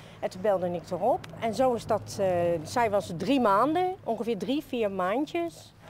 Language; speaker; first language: Dutch; native; Dutch